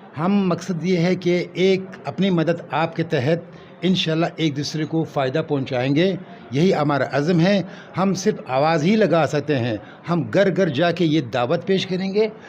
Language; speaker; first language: Urdu; non-native, local second language; Pashto